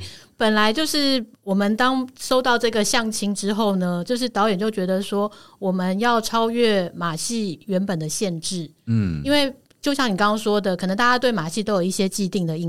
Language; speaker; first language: Chinese; native; Chinese